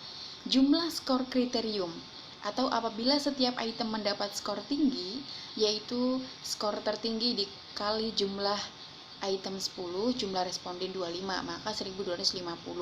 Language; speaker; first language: Indonesian; native; Indonesian